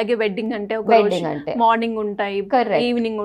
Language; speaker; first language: Telugu; native; Telugu